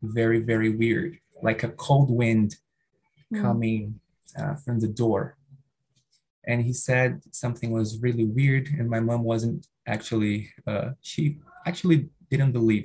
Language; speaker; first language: English; non-native, fluent; Portuguese